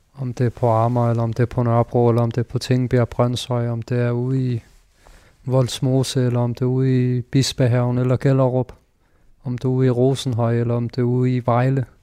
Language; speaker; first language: Danish; early bilingual, other home language; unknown